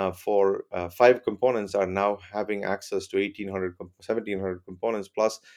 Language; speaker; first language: English; non-native, local second language; Tamil